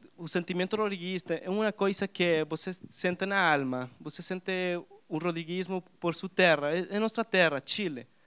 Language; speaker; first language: Portuguese; non-native, learner; Spanish